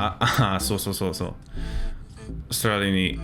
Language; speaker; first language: Japanese; non-native, learner; English